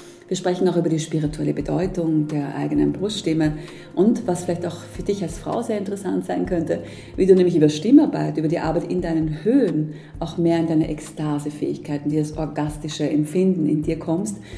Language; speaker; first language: German; native; German